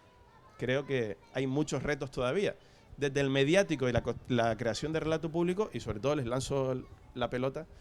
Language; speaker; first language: Spanish; native; Spanish